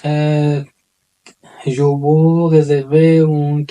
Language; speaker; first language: French; non-native, learner; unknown